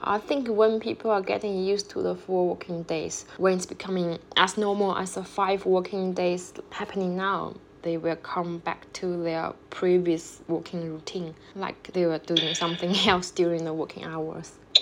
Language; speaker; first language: English; non-native, fluent; Chinese